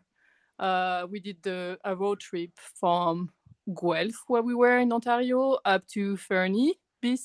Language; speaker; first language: English; non-native, fluent; French